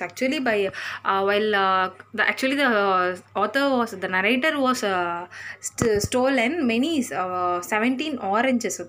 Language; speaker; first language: English; non-native, local second language; Tamil